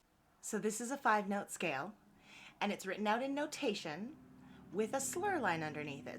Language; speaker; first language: English; native; English